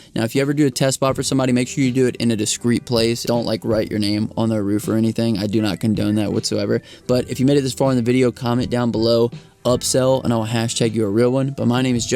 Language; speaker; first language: English; native; English